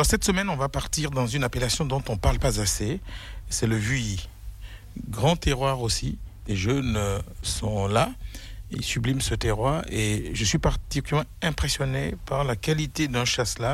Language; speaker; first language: French; native; French